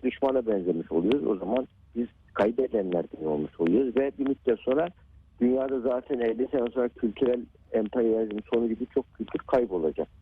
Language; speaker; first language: Turkish; native; Turkish